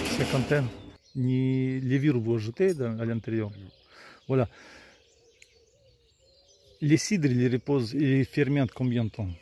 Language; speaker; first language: French; non-native, learner; Russian